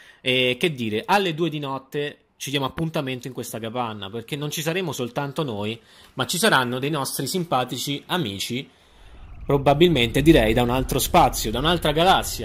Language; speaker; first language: Italian; native; Italian